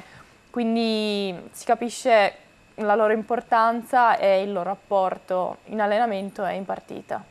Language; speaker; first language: Italian; native; Italian